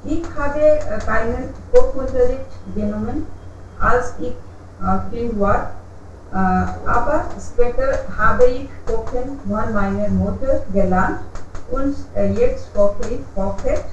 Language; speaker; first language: German; non-native, learner; Hindi